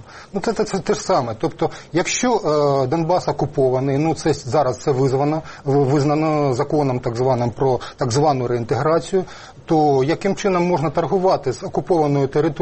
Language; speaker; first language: Ukrainian; native; Ukrainian